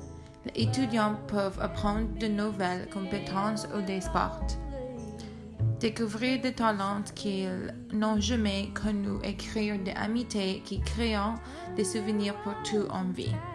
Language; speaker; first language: French; non-native, learner; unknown